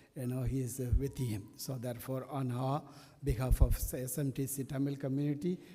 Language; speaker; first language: English; non-native, local second language; Tamil